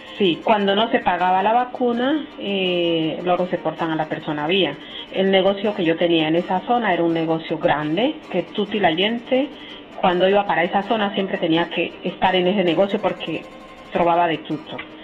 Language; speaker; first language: Spanish; native; Spanish